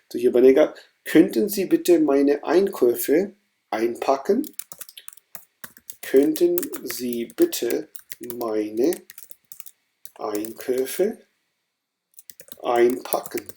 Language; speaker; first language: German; non-native, fluent; Urdu